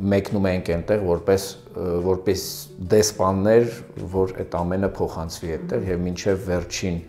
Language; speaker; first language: Armenian; early bilingual, other home language; Russian